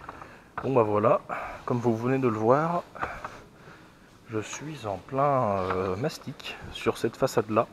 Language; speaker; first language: French; native; French